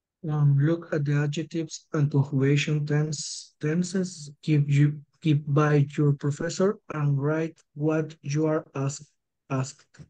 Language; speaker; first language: English; non-native, learner; Spanish